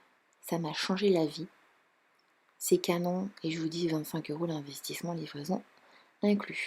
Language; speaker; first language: French; native; French